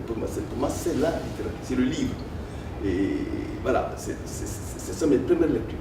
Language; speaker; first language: French; non-native, local second language; Fula